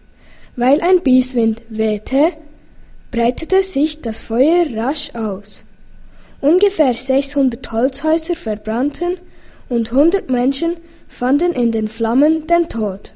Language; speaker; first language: German; native; German